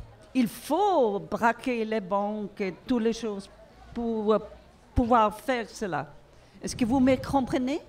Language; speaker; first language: French; non-native, learner; Swedish